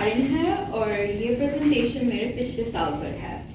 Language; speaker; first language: Hindi; non-native, learner; Bangla